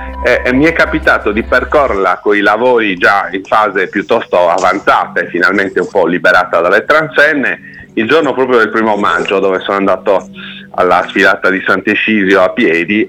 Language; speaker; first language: Italian; native; Italian